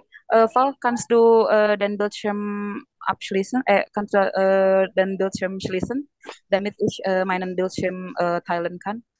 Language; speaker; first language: German; non-native, fluent; Indonesian